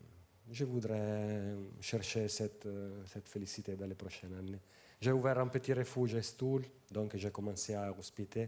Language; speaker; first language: French; non-native, fluent; Italian